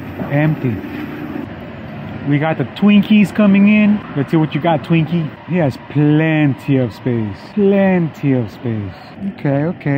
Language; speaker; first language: English; early bilingual, other home language; Spanish